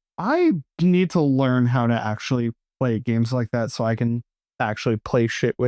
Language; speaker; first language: English; native; English